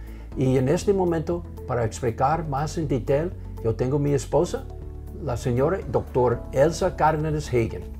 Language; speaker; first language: Spanish; non-native, learner; English